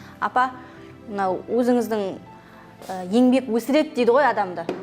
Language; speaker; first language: Kazakh; native; Kazakh